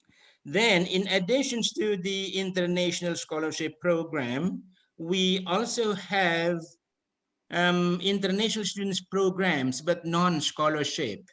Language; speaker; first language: English; non-native, fluent; Indonesian